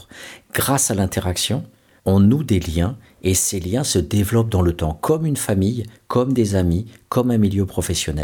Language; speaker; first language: French; native; French